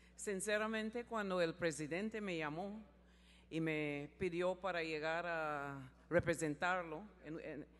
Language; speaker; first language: Spanish; non-native, learner; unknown